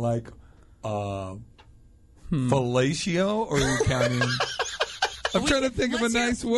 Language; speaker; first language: English; native; English